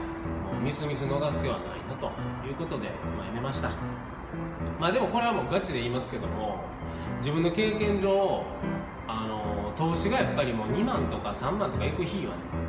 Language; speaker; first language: Japanese; native; Japanese